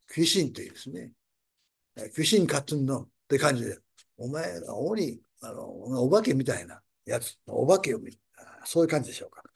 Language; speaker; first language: Japanese; native; Japanese